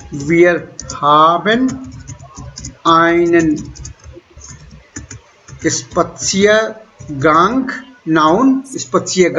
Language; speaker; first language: German; non-native, fluent; Hindi